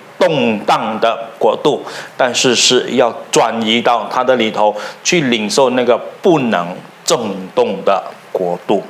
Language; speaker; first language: Chinese; native; Chinese